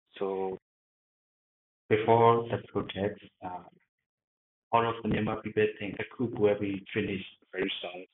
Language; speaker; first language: English; non-native, learner; Burmese